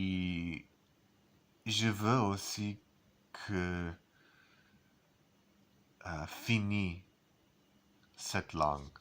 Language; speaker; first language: French; non-native, learner; English